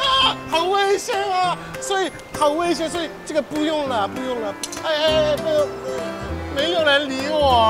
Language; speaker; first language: Chinese; non-native, fluent; Japanese